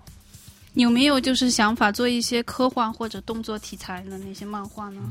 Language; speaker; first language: French; non-native, fluent; Chinese